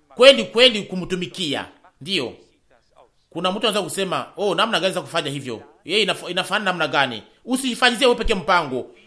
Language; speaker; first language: Swahili; native; Swahili